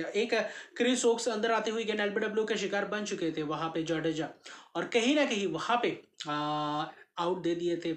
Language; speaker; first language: Hindi; native; Hindi